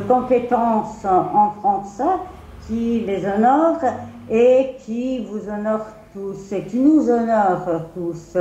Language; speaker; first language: French; non-native, fluent; Italian